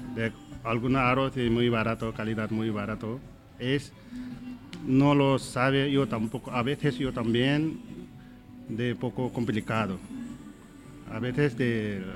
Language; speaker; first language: Spanish; non-native, learner; Nepali